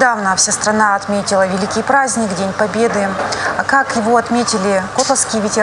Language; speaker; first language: Russian; native; Russian